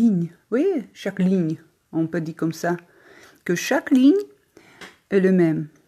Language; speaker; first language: French; non-native, learner; Polish